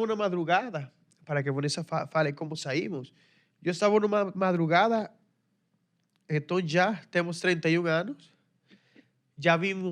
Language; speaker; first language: Portuguese; non-native, fluent; Spanish